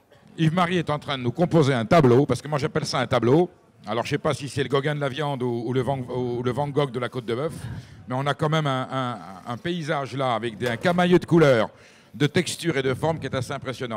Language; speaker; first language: French; native; French